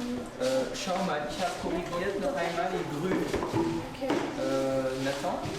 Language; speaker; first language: German; non-native, fluent; French